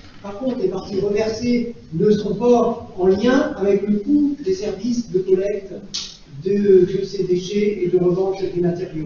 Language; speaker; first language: French; native; French